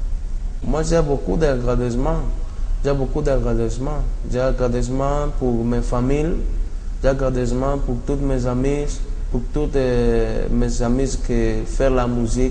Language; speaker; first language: French; non-native, learner; Spanish